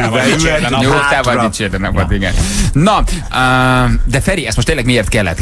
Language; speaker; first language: Hungarian; native; Hungarian